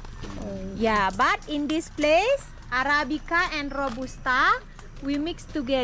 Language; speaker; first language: English; non-native, learner; Balinese